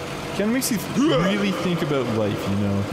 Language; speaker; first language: English; native; English